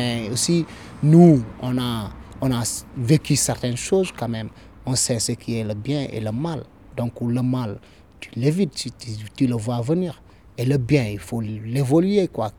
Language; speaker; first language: French; non-native, local second language; Fula